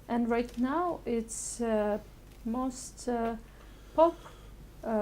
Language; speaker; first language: English; non-native, learner; Russian